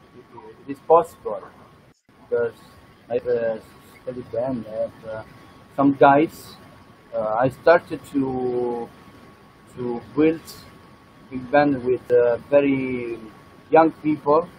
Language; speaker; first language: English; non-native, learner; Italian